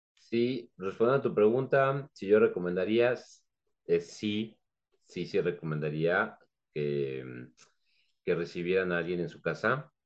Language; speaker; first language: Spanish; native; Spanish